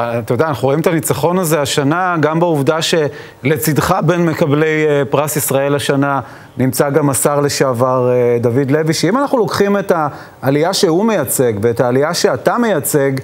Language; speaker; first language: Hebrew; native; Hebrew